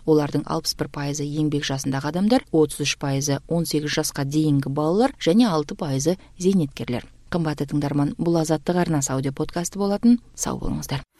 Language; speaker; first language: Kazakh; native; Kazakh